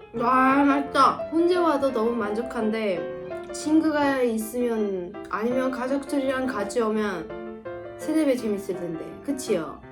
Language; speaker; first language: Korean; non-native, fluent; Japanese